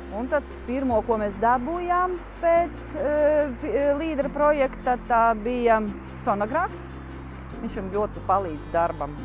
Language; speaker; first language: Latvian; non-native, local second language; Russian